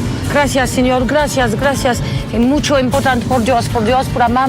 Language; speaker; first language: Spanish; non-native, learner; French